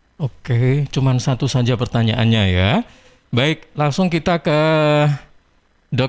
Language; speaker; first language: Indonesian; native; Indonesian